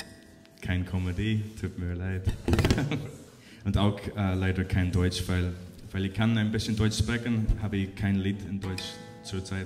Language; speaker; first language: German; non-native, learner; English